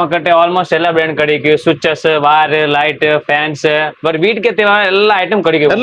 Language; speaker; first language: Malayalam; non-native, learner; Tamil